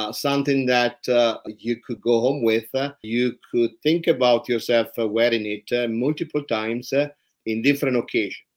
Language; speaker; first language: English; non-native, fluent; Italian